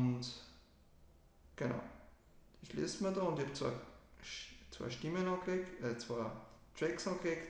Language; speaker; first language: German; native; German